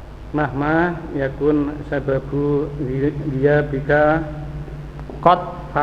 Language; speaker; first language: Arabic; non-native, learner; Indonesian